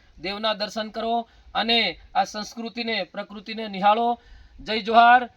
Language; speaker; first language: Gujarati; non-native, local second language; Bhili